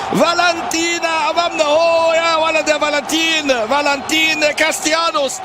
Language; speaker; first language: Arabic; native; Arabic